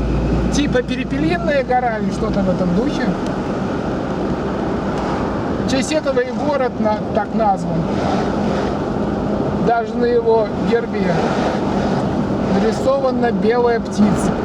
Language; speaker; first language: Russian; native; Russian